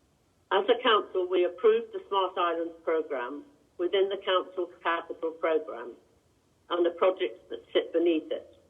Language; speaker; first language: English; native; English